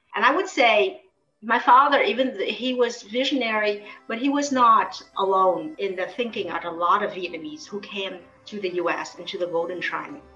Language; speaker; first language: English; early bilingual, other home language; Vietnamese